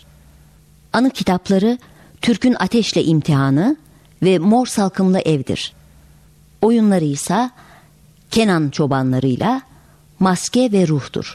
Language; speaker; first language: Turkish; native; Turkish